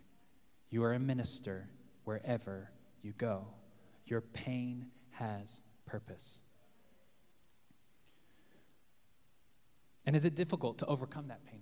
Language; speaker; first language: English; native; English